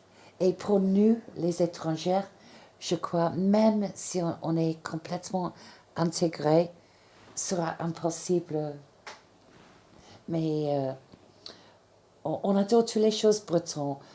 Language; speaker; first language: French; non-native, fluent; English